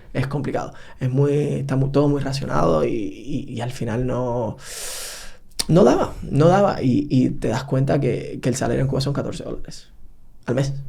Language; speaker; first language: Spanish; native; Spanish